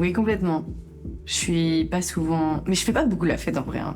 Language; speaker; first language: French; native; French